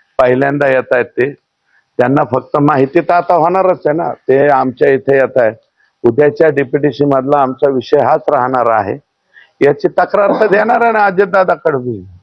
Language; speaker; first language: Marathi; native; Marathi